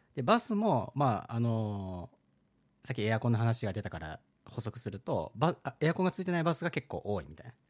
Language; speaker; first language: Japanese; early bilingual, heritage; Japanese